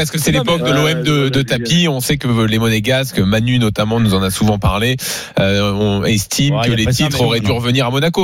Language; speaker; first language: French; native; French